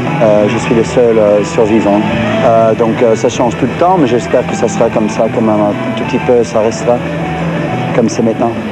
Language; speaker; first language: French; non-native, local second language; Dutch